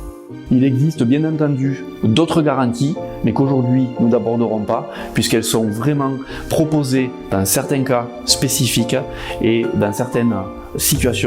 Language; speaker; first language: French; native; French